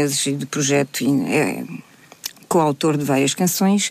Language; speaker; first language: Portuguese; native; Portuguese